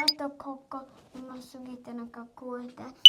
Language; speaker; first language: Japanese; early bilingual, heritage; Japanese